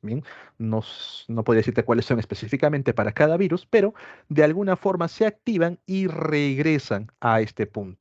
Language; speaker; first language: Spanish; native; Spanish